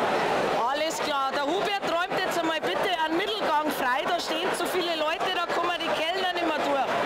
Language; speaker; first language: German; native; German